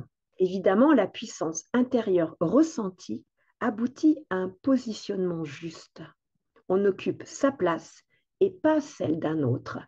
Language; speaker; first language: French; native; French